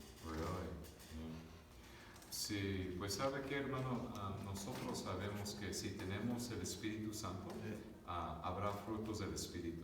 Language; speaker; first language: Spanish; early bilingual, other home language; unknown